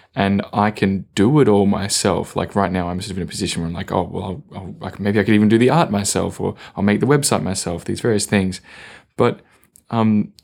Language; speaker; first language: English; native; English